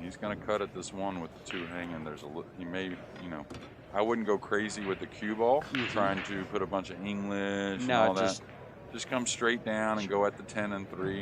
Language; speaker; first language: English; native; English